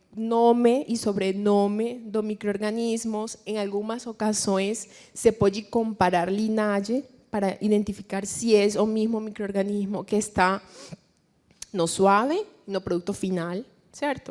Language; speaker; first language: Portuguese; non-native, fluent; Spanish